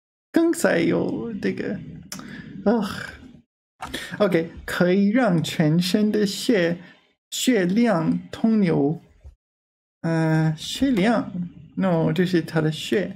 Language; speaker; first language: Chinese; non-native, learner; English